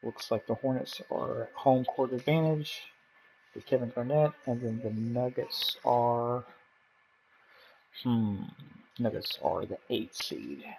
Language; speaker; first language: English; native; English